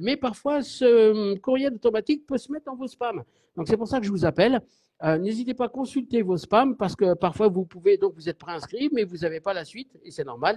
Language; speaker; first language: French; native; French